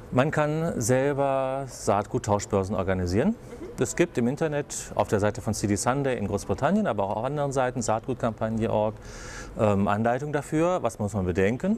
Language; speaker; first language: German; native; German